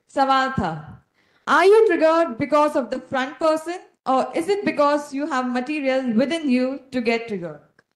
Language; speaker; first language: Hindi; non-native, local second language; Konkani